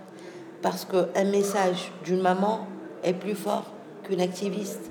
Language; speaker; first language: French; non-native, local second language; Arabic